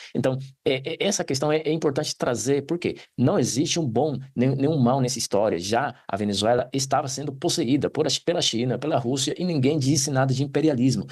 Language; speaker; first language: Portuguese; non-native, fluent; Spanish